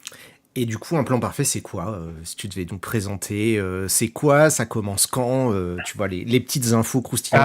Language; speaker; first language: French; native; French